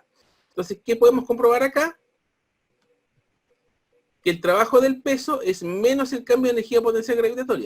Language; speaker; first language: Spanish; native; Spanish